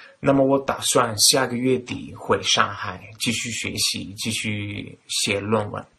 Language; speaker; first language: Chinese; non-native, fluent; Italian